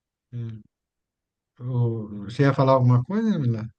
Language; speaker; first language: Portuguese; native; Portuguese